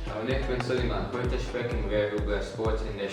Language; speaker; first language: German; non-native, learner; English